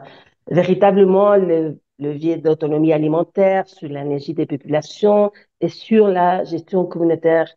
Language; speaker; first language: French; non-native, fluent; Spanish